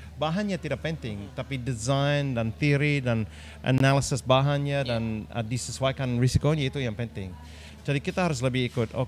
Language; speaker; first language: Indonesian; non-native, fluent; English